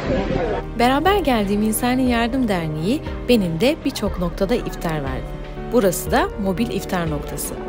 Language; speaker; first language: Turkish; native; Turkish